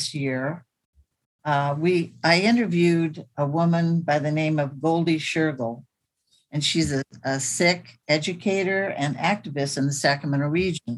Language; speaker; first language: English; native; English